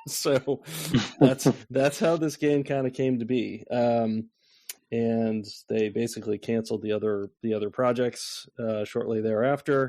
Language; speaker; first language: English; native; English